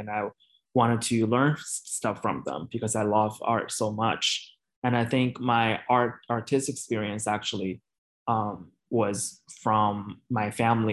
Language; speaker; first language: English; non-native, fluent; Chinese